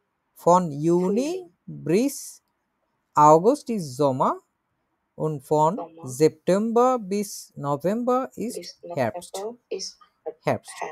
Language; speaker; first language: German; non-native, fluent; Bangla